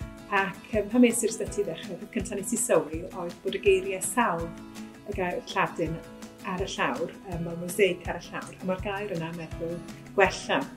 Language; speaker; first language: Welsh; native; Welsh